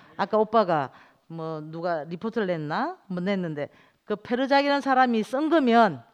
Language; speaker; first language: Korean; native; Korean